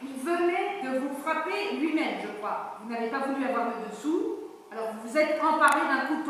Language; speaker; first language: French; native; French